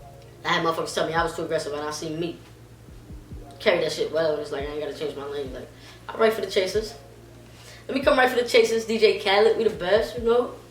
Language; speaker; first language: English; native; English